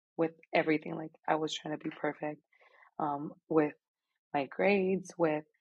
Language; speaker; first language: English; non-native, fluent; Spanish